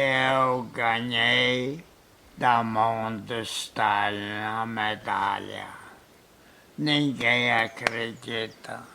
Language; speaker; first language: Portuguese; non-native, fluent; Polish